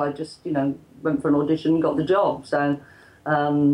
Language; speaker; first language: English; native; English